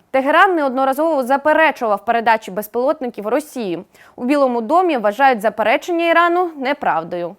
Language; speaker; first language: Ukrainian; native; Ukrainian